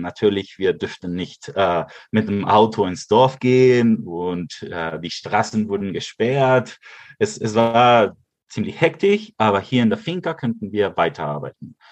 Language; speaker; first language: German; early bilingual, heritage; Spanish